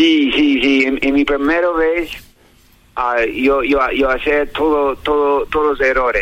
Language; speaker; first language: Spanish; non-native, learner; English